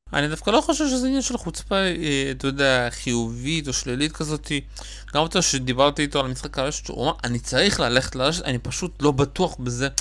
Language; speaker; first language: Hebrew; early bilingual, other home language; Russian